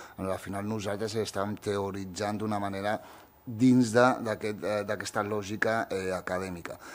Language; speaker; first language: Catalan; early bilingual, other home language; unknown